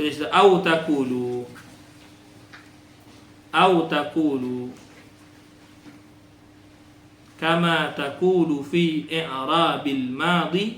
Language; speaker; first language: Arabic; non-native, fluent; Malay